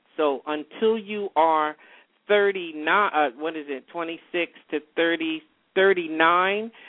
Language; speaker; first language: English; native; English